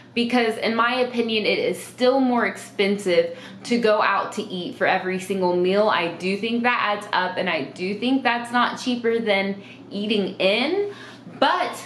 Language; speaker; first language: English; native; English